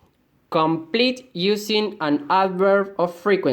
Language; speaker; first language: English; non-native, fluent; Spanish